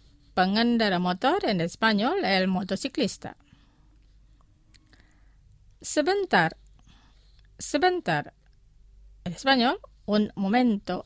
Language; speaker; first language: Spanish; non-native, fluent; Indonesian